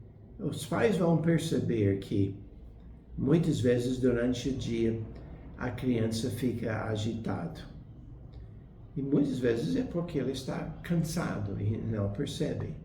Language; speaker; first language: Portuguese; non-native, fluent; English